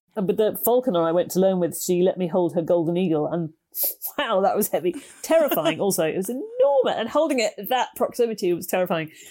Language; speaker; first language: English; native; English